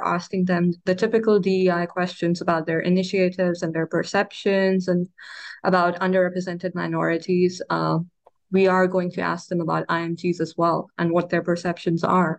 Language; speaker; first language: English; non-native, local second language; Urdu